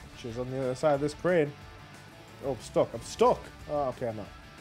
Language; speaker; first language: English; native; English